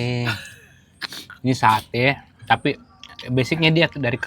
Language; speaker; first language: Malay; native; Malay